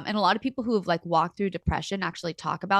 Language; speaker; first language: English; native; English